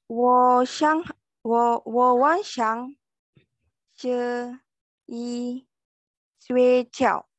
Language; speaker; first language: Chinese; non-native, learner; Malay